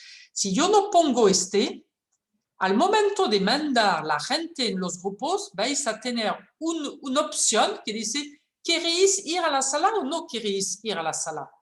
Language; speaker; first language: Spanish; non-native, fluent; French